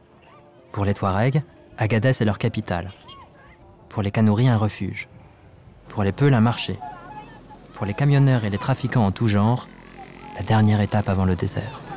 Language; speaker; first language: French; native; French